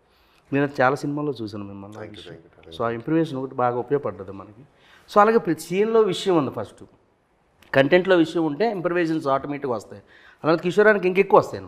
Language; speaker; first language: Telugu; native; Telugu